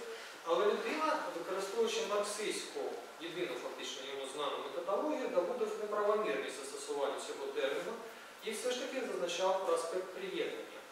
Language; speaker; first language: Ukrainian; native; Ukrainian